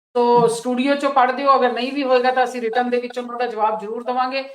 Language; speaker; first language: Hindi; non-native, local second language; Punjabi